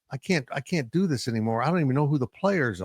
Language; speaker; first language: English; native; English